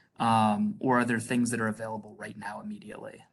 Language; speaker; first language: English; native; English